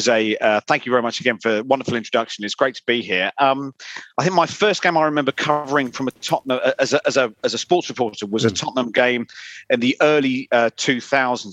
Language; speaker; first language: English; native; English